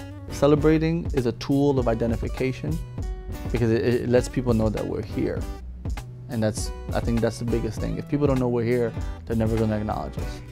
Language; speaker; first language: English; early bilingual, other home language; Spanish